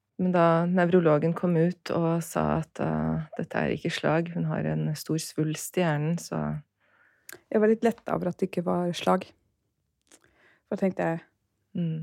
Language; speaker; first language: Norwegian; early bilingual, other home language; Turkish